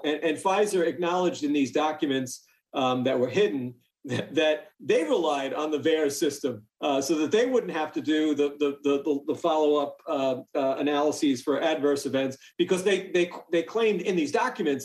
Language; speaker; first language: English; native; English